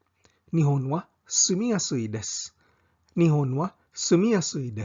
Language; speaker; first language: Japanese; non-native, fluent; English